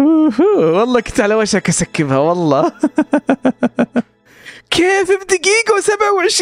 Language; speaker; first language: Arabic; native; Arabic